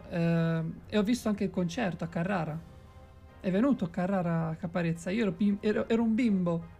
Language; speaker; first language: Italian; native; Italian